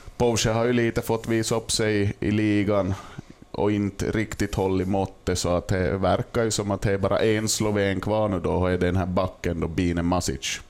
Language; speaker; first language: Swedish; native; Swedish